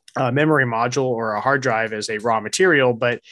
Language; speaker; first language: English; native; English